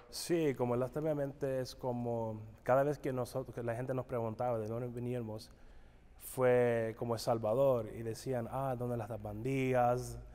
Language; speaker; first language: Spanish; early bilingual, heritage; English